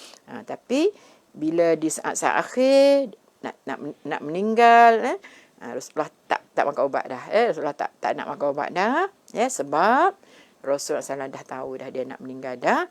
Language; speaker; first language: Malay; native; Malay